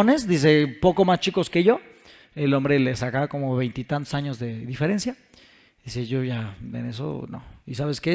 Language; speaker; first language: Spanish; native; Spanish